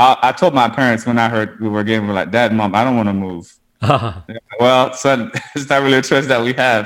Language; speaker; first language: English; non-native, fluent; Haitian Creole